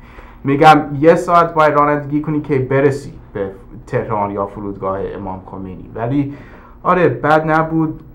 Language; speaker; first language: Persian; early bilingual, heritage; English